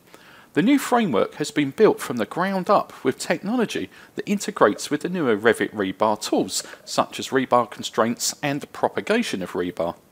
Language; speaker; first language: English; native; English